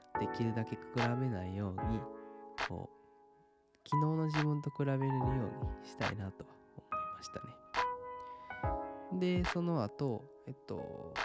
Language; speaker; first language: Japanese; native; Japanese